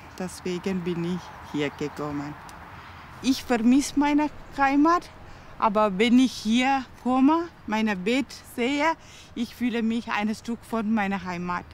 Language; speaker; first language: German; non-native, learner; Tamil